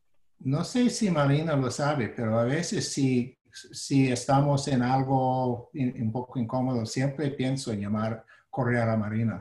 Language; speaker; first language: Spanish; non-native, fluent; English